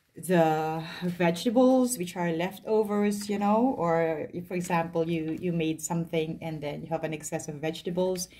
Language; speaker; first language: English; non-native, local second language; Filipino